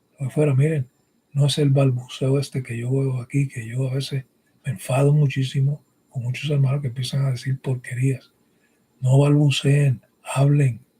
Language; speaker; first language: Spanish; early bilingual, heritage; Spanish